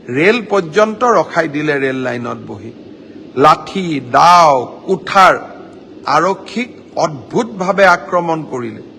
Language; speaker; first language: Assamese; native; Assamese